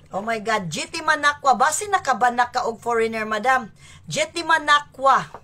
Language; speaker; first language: Filipino; native; Filipino